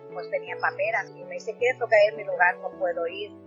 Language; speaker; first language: Spanish; native; Spanish